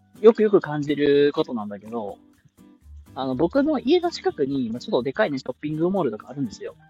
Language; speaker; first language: Japanese; native; Japanese